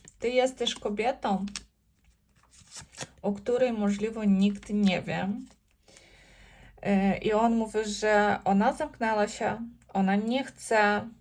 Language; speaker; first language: Polish; non-native, learner; Ukrainian